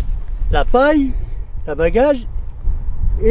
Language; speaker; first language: French; non-native, learner; Arabic